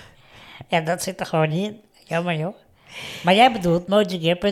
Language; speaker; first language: Dutch; native; Dutch